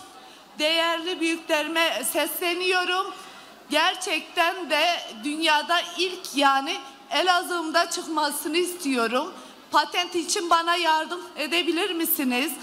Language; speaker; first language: Turkish; early bilingual, heritage; Turkish